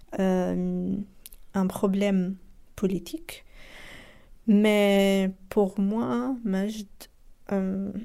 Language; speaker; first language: French; non-native, local second language; Arabic